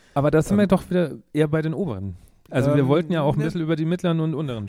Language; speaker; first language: German; native; German